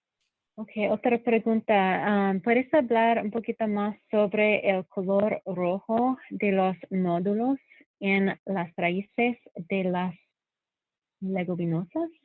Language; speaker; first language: Spanish; non-native, fluent; English